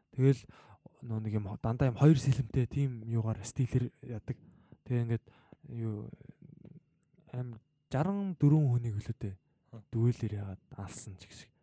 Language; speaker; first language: Mongolian; native; Mongolian